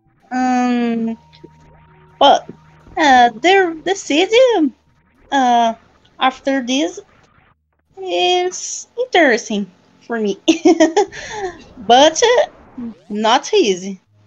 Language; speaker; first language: English; non-native, learner; Portuguese